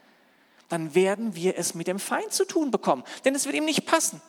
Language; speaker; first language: German; native; German